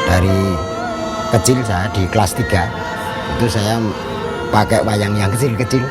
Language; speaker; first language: Indonesian; non-native, local second language; Javanese